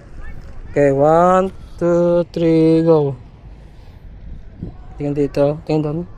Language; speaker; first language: Filipino; non-native, local second language; Aklanon